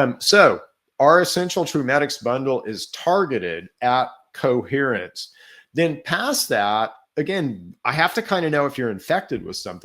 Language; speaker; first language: English; native; English